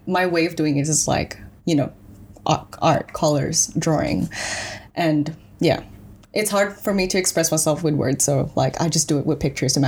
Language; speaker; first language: English; early bilingual, other home language; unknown